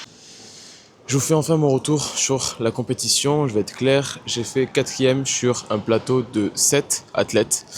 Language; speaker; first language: French; native; French